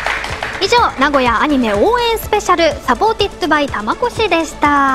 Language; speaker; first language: Japanese; native; Japanese